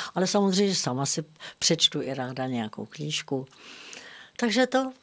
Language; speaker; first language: Czech; native; Czech